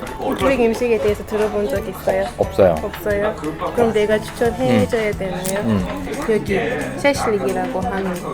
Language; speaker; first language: Korean; non-native, fluent; Uzbek